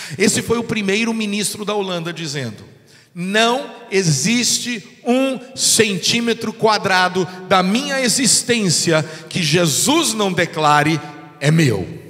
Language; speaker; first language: Portuguese; non-native, fluent; English